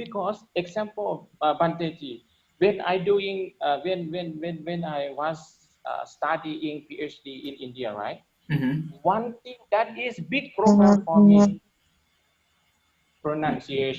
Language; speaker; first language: English; non-native, learner; Lao